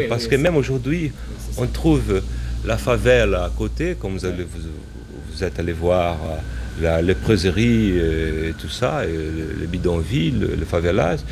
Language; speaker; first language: French; non-native, fluent; Portuguese